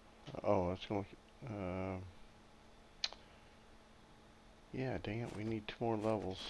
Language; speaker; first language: English; native; English